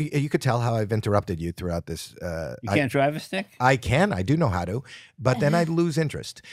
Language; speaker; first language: English; native; English